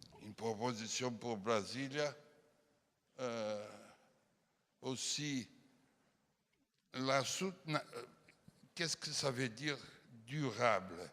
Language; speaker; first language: French; non-native, fluent; Portuguese